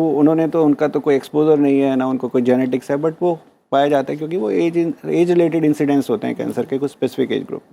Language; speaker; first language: Hindi; native; Hindi